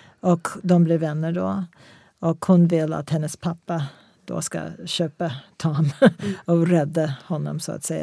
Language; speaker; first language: Swedish; non-native, fluent; English